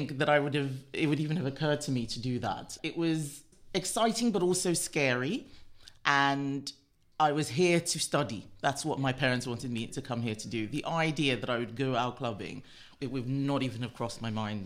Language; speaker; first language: English; non-native, local second language; Yoruba